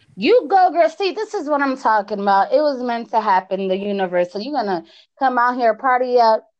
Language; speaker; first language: English; early bilingual, other home language; Spanish